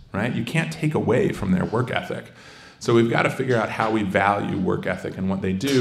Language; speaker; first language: English; native; English